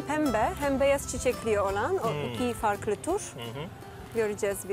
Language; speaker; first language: Turkish; non-native, fluent; Polish